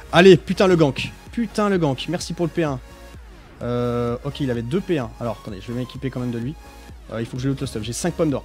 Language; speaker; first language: French; native; French